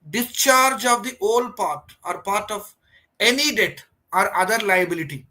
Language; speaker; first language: English; non-native, local second language; Telugu